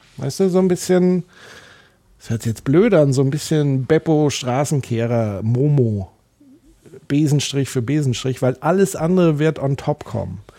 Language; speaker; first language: German; native; German